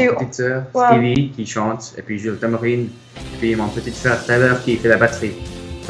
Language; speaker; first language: French; early bilingual, heritage; English